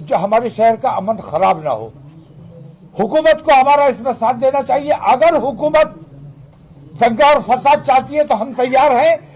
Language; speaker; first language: Hindi; native; Hindi